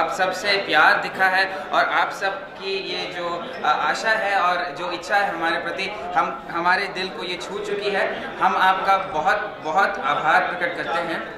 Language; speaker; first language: Hindi; non-native, fluent; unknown